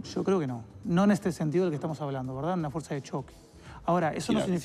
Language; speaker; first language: Spanish; native; Spanish